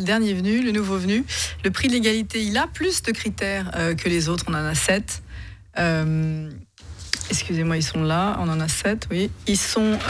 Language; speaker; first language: French; native; French